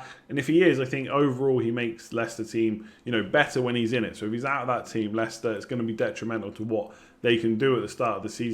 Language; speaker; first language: English; native; English